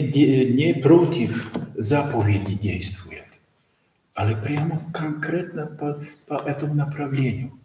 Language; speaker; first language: Russian; non-native, learner; Polish